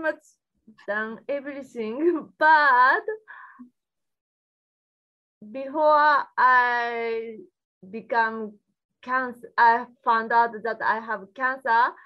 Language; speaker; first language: English; non-native, learner; Japanese